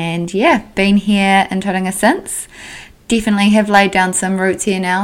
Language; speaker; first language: English; native; English